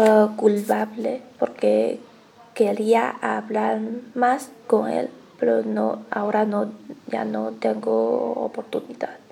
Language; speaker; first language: Spanish; non-native, learner; Chinese